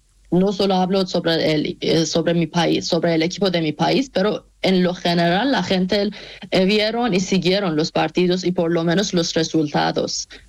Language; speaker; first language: Spanish; non-native, fluent; Persian